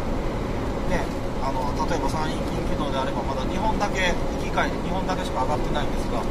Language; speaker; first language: Japanese; native; Japanese